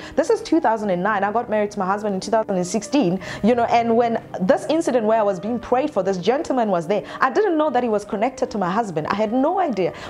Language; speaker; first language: English; non-native, local second language; Northern Sotho